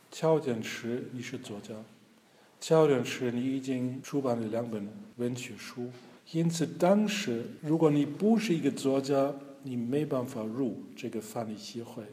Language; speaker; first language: Chinese; non-native, fluent; German